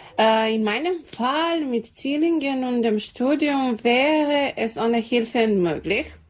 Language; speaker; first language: German; non-native, learner; Serbian